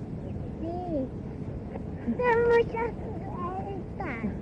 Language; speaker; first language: Spanish; early bilingual, heritage; Spanish